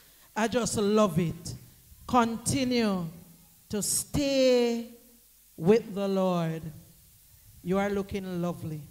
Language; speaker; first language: English; non-native, local second language; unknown